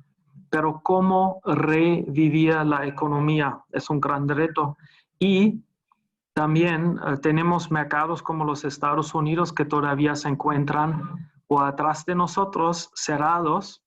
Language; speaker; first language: Spanish; non-native, fluent; German